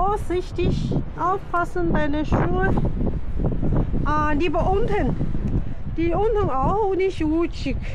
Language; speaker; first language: German; non-native, learner; Chinese